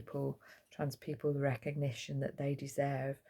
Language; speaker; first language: English; native; English